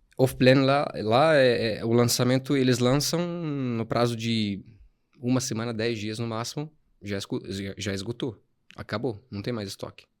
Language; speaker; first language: Portuguese; non-native, fluent; Arabic